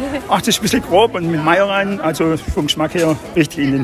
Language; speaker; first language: German; native; German